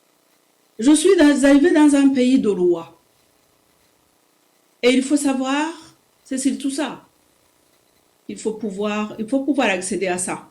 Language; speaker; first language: French; non-native, local second language; Kinyarwanda